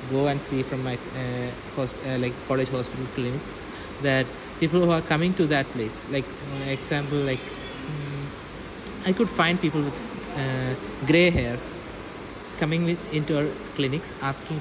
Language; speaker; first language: English; non-native, local second language; Malayalam